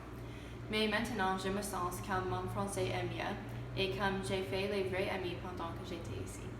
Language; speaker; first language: French; non-native, fluent; English